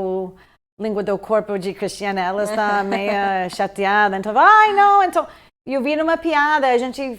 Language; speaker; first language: Portuguese; non-native, fluent; English